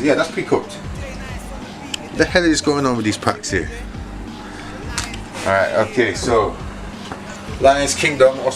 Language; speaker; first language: English; native; English